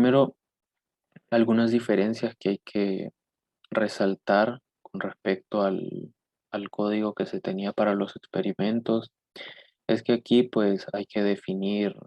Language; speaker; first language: Spanish; native; Spanish